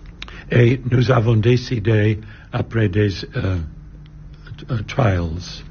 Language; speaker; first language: French; non-native, learner; English